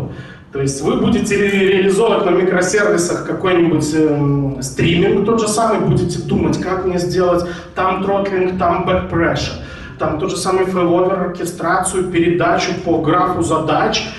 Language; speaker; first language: Russian; native; Russian